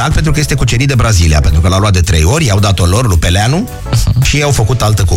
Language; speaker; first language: Romanian; native; Romanian